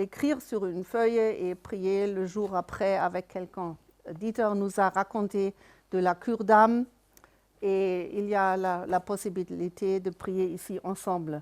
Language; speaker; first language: French; non-native, fluent; German